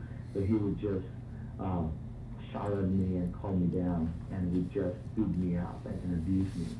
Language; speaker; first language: English; non-native, local second language; Bangla